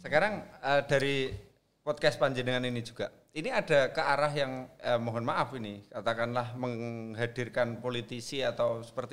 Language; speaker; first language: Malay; non-native, local second language; Javanese